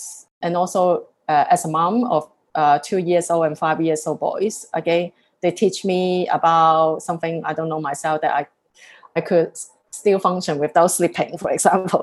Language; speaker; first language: English; non-native, local second language; Cantonese